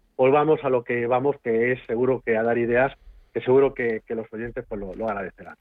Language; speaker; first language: Spanish; native; Spanish